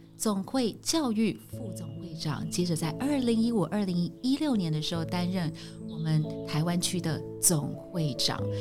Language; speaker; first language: Chinese; native; Chinese